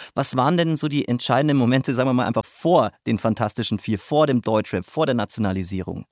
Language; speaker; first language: German; native; German